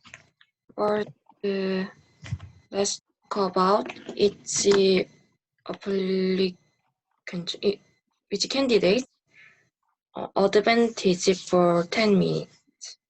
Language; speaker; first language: English; non-native, learner; Korean